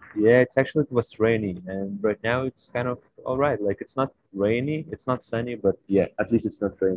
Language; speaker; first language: English; non-native, fluent; Lithuanian